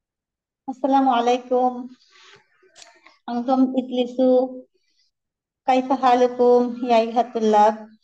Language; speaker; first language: Arabic; non-native, learner; Bangla